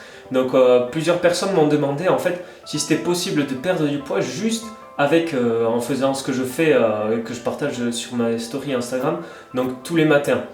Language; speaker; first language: French; native; French